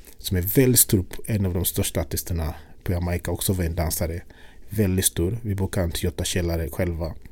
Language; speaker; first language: Swedish; non-native, fluent; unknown